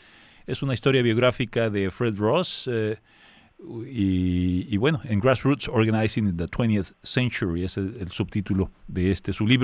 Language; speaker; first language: Spanish; native; Spanish